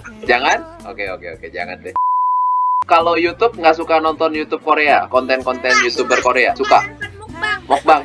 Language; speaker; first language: Indonesian; non-native, fluent; Korean